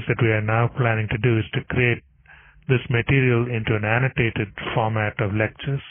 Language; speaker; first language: English; non-native, local second language; Tamil